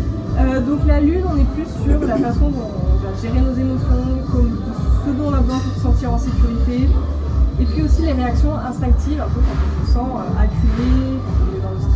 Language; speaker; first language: French; native; French